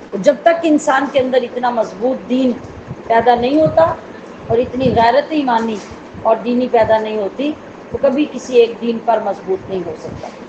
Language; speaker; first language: Urdu; non-native, local second language; Punjabi